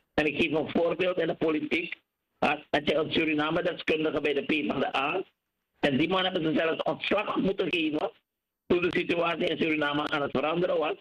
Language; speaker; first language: Dutch; native; Dutch